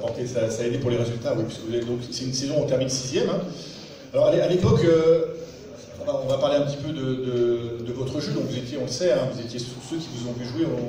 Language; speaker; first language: French; native; French